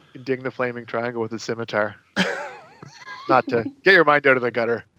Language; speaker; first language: English; native; English